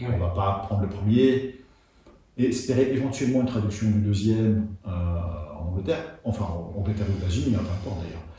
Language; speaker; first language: French; early bilingual, other home language; Russian